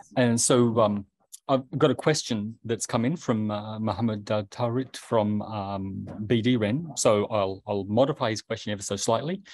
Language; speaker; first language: English; native; English